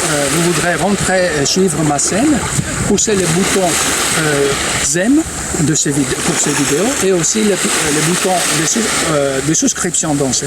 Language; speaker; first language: French; non-native, fluent; Greek